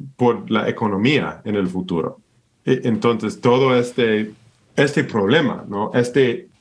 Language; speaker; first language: Spanish; non-native, fluent; English